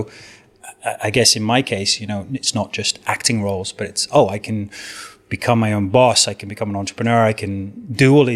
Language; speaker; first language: English; native; English